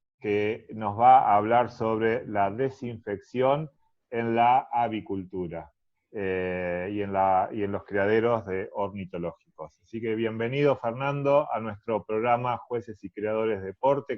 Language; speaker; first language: Spanish; native; Spanish